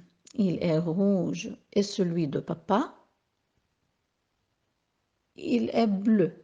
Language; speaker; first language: French; non-native, local second language; Arabic